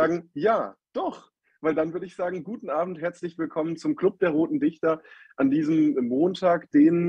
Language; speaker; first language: German; native; German